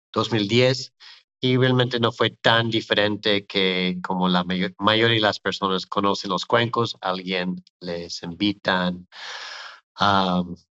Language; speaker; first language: Spanish; non-native, fluent; English